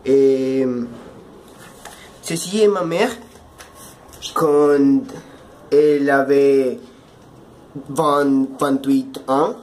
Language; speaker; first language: French; non-native, learner; Spanish